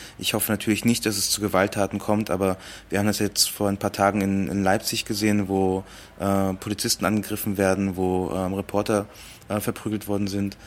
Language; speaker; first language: German; early bilingual, other home language; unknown